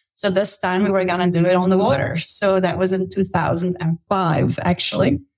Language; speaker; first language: English; non-native, fluent; Dutch